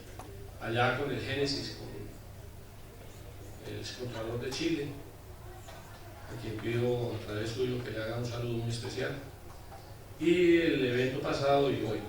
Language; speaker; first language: Spanish; native; Spanish